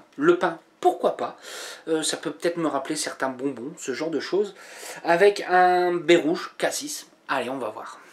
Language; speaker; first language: French; native; French